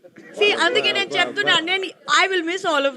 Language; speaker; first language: Telugu; non-native, learner; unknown